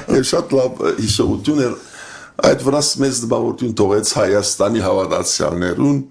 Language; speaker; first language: Armenian; early bilingual, heritage; Armenian